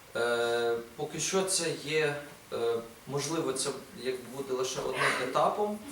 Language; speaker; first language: Ukrainian; native; Ukrainian